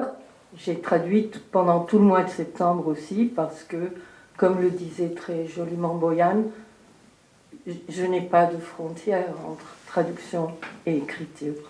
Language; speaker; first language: French; early bilingual, heritage; French